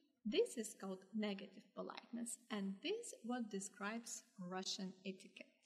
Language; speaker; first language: English; non-native, fluent; Russian